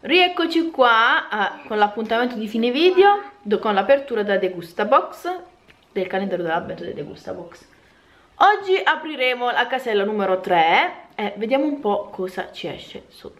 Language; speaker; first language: Italian; native; Italian